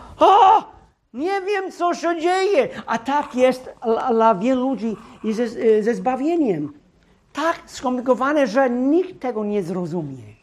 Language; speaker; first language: Polish; non-native, fluent; English